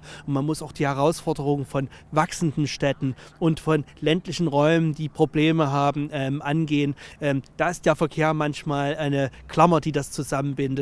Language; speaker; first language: German; native; German